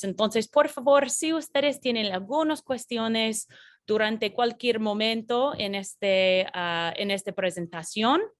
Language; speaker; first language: Spanish; non-native, fluent; English